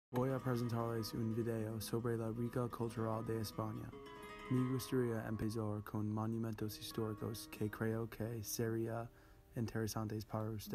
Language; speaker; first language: Spanish; non-native, learner; English